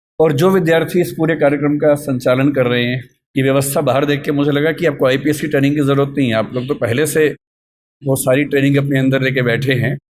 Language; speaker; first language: Hindi; native; Hindi